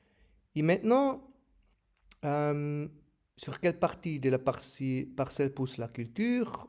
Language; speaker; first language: French; non-native, learner; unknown